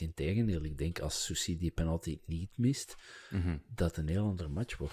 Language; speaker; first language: Dutch; native; Dutch